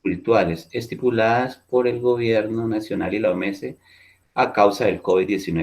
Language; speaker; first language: Spanish; native; Spanish